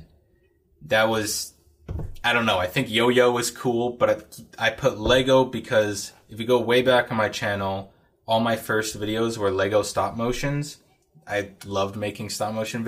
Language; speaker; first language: English; native; English